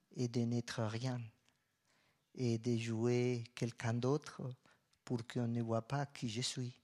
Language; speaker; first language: French; non-native, fluent; Spanish